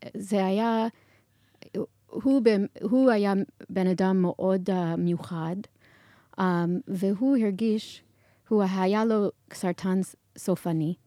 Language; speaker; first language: Hebrew; non-native, fluent; English